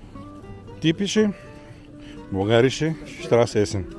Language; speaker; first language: German; non-native, learner; Bulgarian